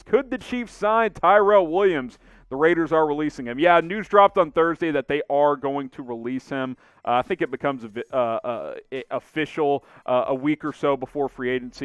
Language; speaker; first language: English; native; English